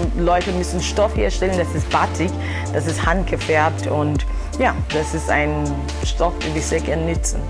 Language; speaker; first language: German; non-native, fluent; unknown